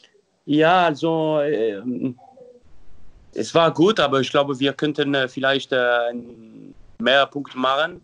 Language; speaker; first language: German; non-native, local second language; French